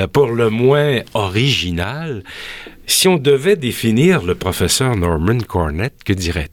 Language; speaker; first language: French; native; French